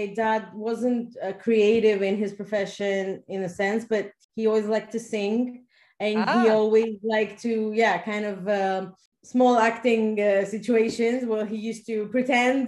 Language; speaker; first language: English; non-native, fluent; Greek